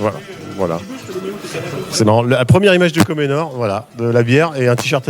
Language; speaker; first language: French; native; French